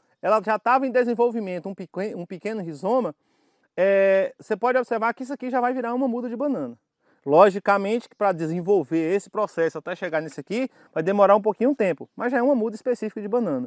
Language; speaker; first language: Portuguese; native; Portuguese